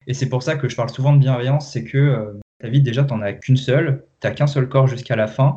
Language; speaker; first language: French; native; French